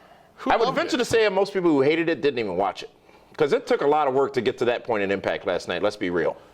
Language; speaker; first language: English; native; English